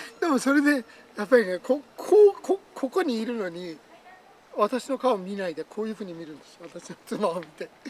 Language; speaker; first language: Japanese; non-native, fluent; Persian